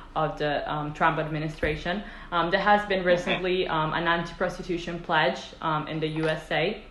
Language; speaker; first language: English; non-native, fluent; Italian